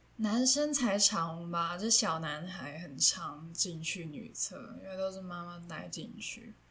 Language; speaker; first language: Chinese; non-native, local second language; Cantonese